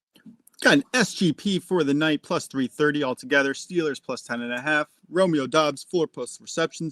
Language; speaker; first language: English; native; English